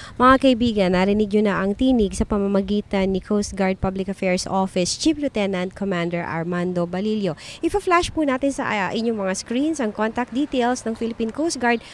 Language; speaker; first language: Filipino; native; Filipino